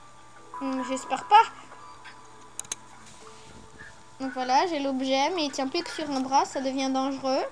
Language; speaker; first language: French; native; French